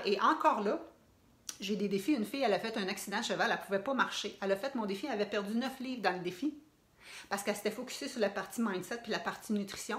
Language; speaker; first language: French; native; French